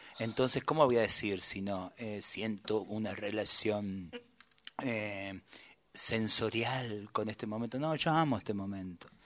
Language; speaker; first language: Spanish; native; Spanish